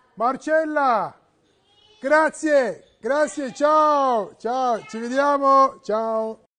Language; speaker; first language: Italian; non-native, learner; Turkish